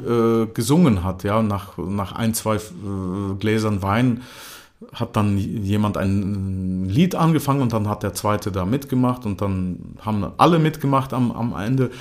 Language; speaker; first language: German; non-native, fluent; Croatian